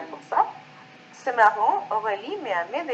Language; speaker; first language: French; non-native, fluent; Spanish